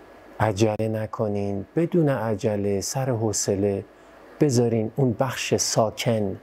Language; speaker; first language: Persian; native; Persian